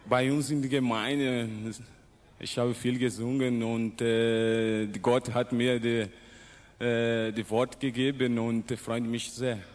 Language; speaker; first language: German; non-native, learner; Portuguese